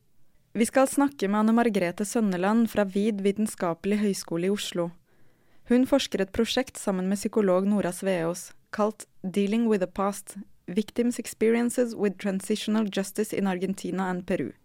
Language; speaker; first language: Norwegian; native; Norwegian